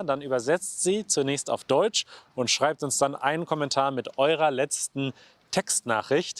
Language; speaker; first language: German; native; German